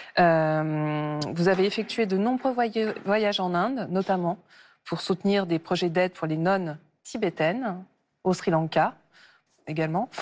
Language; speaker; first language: French; native; French